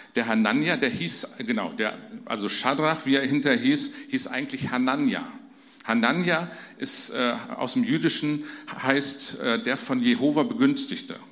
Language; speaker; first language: German; native; German